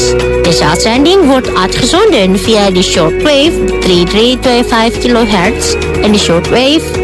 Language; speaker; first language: Dutch; non-native, fluent; Indonesian